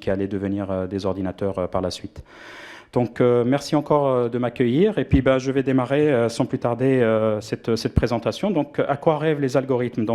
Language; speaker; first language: French; non-native, local second language; Arabic